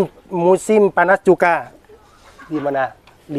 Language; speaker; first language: Indonesian; non-native, learner; Thai